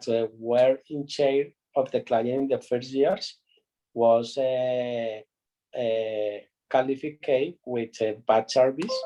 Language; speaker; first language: English; non-native, learner; Spanish